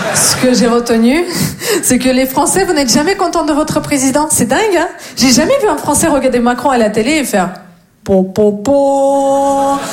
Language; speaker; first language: French; non-native, fluent; Russian